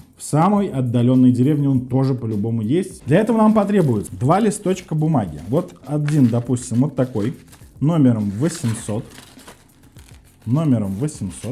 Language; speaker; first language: Russian; native; Russian